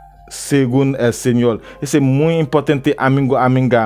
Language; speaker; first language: Spanish; non-native, learner; Haitian Creole